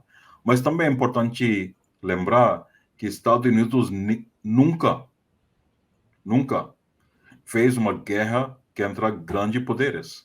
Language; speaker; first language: Portuguese; non-native, fluent; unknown